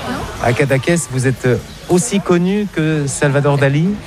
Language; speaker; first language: French; native; French